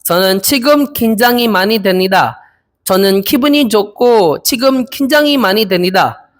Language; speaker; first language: Korean; non-native, learner; Filipino